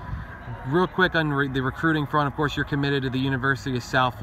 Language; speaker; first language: English; native; English